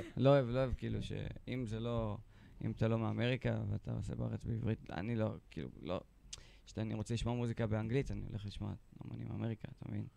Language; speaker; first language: Hebrew; early bilingual, other home language; Italian